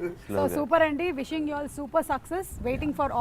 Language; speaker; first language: Telugu; native; Telugu